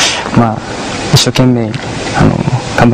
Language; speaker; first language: Japanese; non-native, fluent; Korean